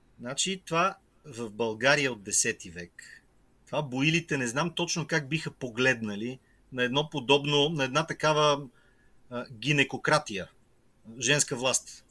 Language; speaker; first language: Bulgarian; native; Bulgarian